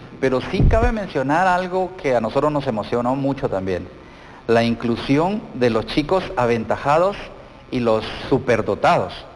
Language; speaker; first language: Spanish; native; Spanish